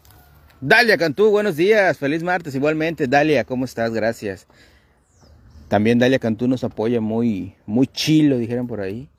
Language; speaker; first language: Spanish; native; Spanish